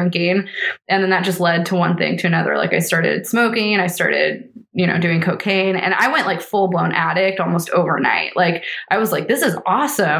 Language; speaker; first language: English; native; English